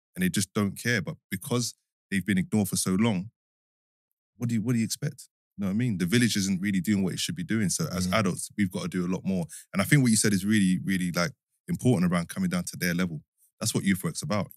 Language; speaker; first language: English; native; English